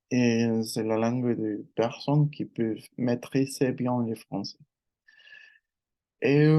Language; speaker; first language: French; non-native, learner; Spanish